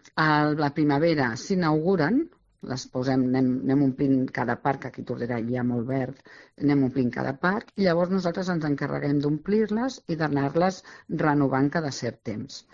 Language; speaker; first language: Catalan; native; Catalan